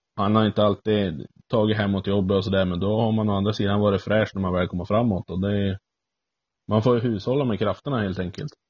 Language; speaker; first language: Swedish; native; Swedish